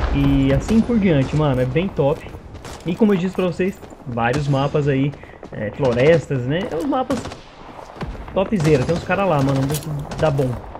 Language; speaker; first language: Portuguese; native; Portuguese